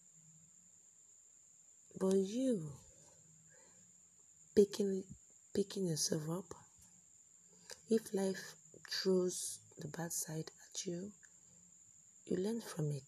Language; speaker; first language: English; non-native, local second language; Igbo